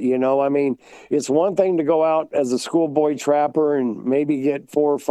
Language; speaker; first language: English; native; English